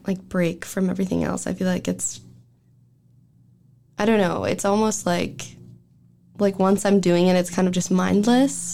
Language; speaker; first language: English; early bilingual, other home language; French